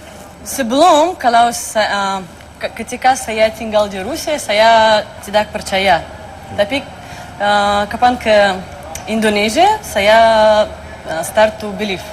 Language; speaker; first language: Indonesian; non-native, learner; Russian